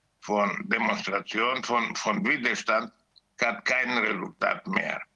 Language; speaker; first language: German; non-native, learner; Greek